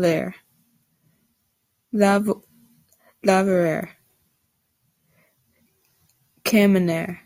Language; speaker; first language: Italian; non-native, learner; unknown